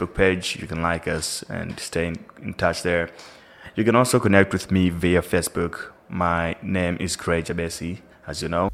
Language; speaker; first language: English; non-native, local second language; Nyanja